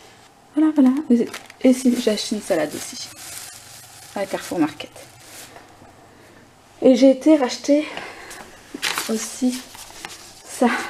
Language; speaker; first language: French; native; French